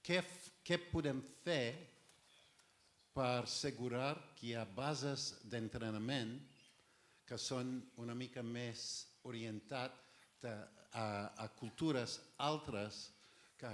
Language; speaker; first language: Catalan; non-native, fluent; French